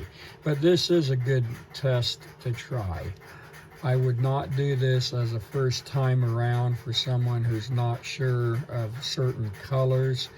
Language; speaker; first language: English; native; English